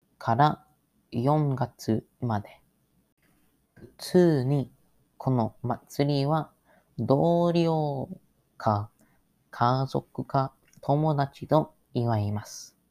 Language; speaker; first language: Japanese; non-native, learner; English